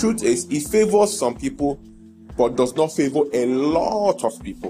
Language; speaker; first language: English; non-native, local second language; Igbo